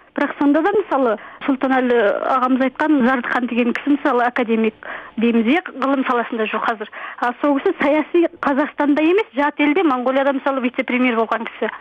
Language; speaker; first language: Kazakh; early bilingual, heritage; Kazakh